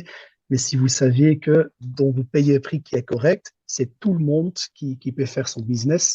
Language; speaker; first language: French; non-native, local second language; Dutch